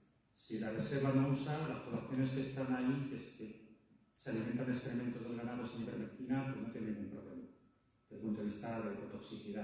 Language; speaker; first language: Spanish; native; Spanish